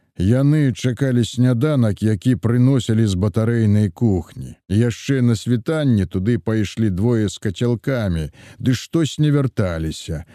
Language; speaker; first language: Belarusian; native; Belarusian